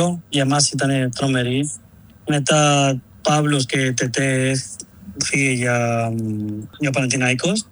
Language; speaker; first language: Greek; non-native, learner; Spanish